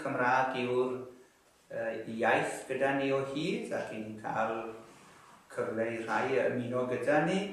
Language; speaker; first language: Welsh; native; Welsh